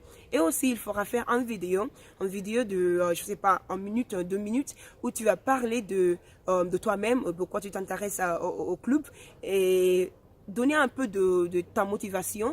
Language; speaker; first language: French; non-native, fluent; Spanish